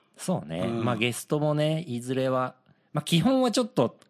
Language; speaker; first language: Japanese; native; Japanese